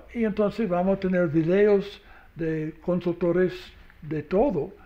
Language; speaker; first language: Spanish; non-native, learner; English